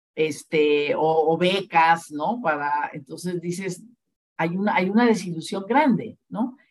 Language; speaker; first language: Spanish; native; Spanish